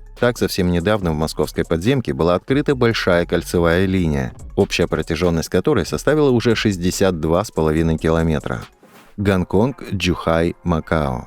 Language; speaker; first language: Russian; native; Russian